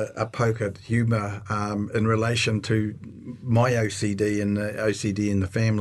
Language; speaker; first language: English; native; English